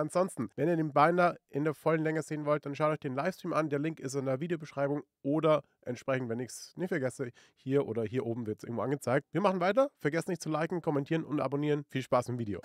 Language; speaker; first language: German; native; German